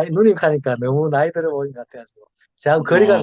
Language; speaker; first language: Korean; native; Korean